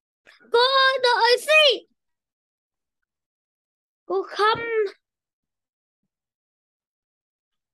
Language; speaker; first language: Chinese; non-native, learner; Vietnamese